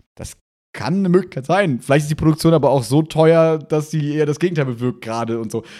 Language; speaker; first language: German; native; German